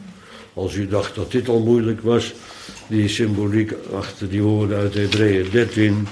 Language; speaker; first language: Dutch; native; Dutch